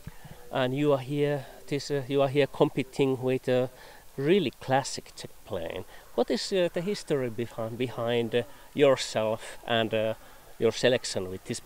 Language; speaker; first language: English; non-native, fluent; Finnish